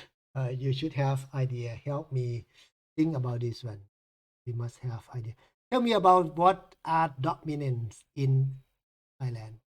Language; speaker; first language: English; non-native, fluent; Thai